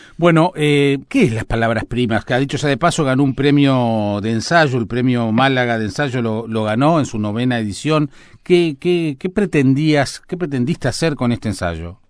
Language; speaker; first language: Spanish; native; Spanish